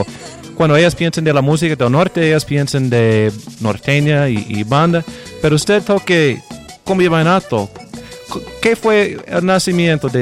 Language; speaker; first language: Spanish; non-native, learner; English